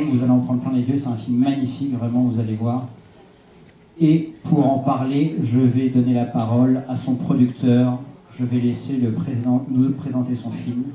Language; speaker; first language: French; native; French